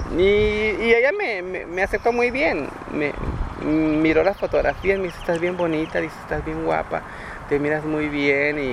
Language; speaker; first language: Spanish; native; Spanish